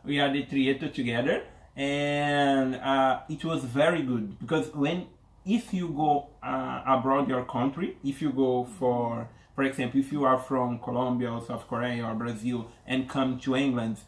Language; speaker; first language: English; non-native, learner; Portuguese